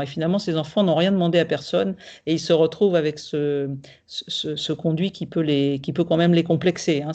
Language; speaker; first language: French; native; French